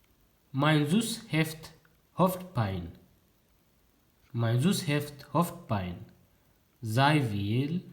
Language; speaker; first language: Dutch; non-native, learner; Tigrinya